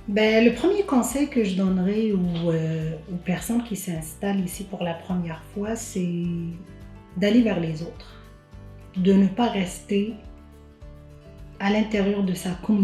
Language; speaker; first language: French; non-native, local second language; Arabic